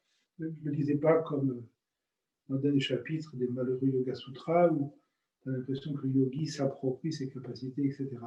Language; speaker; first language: French; native; French